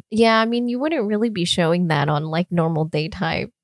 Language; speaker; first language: English; early bilingual, other home language; Cantonese